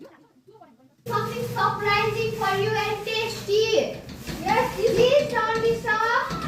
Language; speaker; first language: English; non-native, learner; Nepali